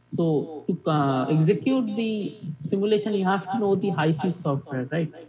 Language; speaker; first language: English; non-native, local second language; Bangla